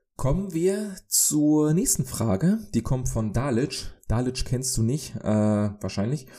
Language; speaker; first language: German; early bilingual, other home language; Polish